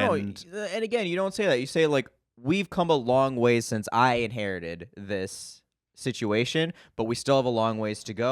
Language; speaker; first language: English; native; English